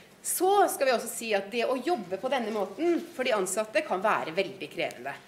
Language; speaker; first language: Norwegian; native; Norwegian